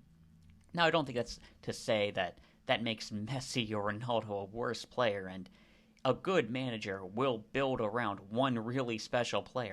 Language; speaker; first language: English; native; English